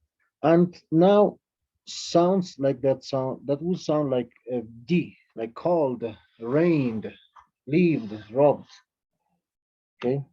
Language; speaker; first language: English; non-native, fluent; Spanish